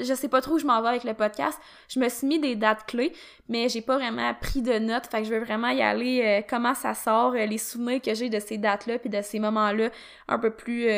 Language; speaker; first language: French; native; French